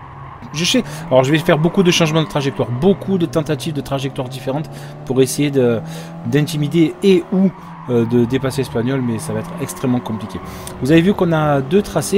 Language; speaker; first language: French; native; French